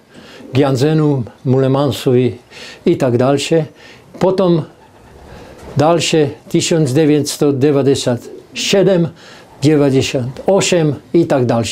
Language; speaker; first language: Polish; non-native, learner; Czech